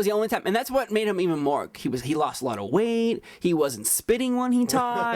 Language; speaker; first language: English; native; English